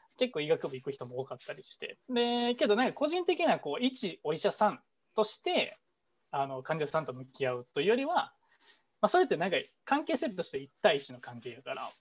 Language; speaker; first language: Japanese; native; Japanese